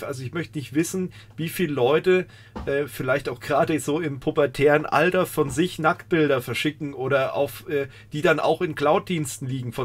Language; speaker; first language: German; native; German